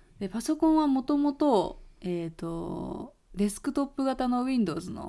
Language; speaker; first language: Japanese; native; Japanese